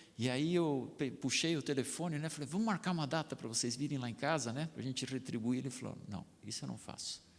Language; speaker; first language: Portuguese; non-native, local second language; German